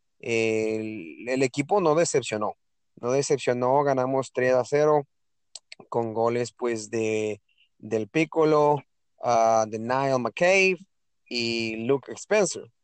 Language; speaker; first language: Spanish; native; Spanish